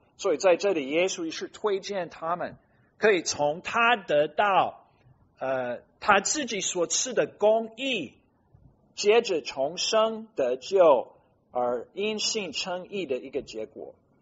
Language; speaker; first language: Chinese; non-native, fluent; English